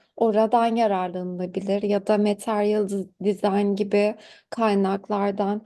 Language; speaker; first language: Turkish; native; Turkish